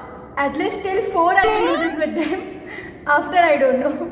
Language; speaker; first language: English; non-native, local second language; Hindi